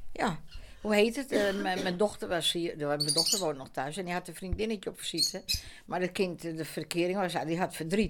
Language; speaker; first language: Dutch; native; Dutch